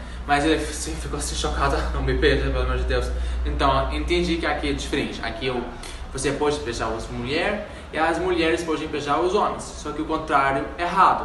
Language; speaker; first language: Portuguese; non-native, fluent; Arabic